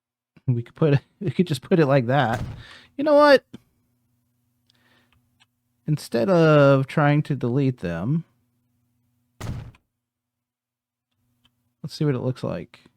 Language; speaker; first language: English; native; English